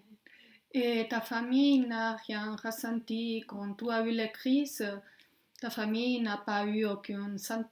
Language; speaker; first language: French; non-native, fluent; Spanish